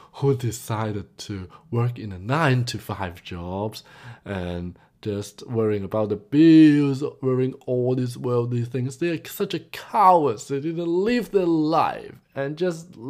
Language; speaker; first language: English; non-native, local second language; Cantonese